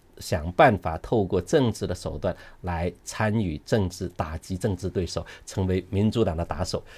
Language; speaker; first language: Chinese; non-native, local second language; Cantonese